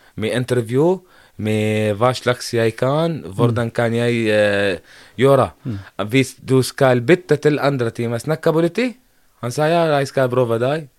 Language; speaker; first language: Norwegian; non-native, learner; Arabic